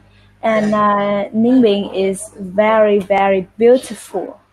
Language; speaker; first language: English; non-native, learner; Vietnamese